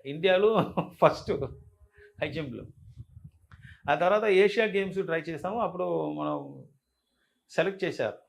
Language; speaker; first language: Telugu; non-native, learner; Tamil